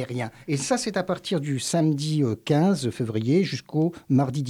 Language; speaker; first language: French; native; French